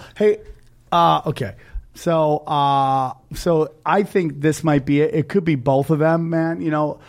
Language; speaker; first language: English; native; English